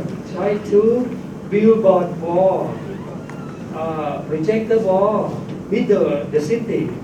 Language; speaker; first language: English; non-native, learner; Thai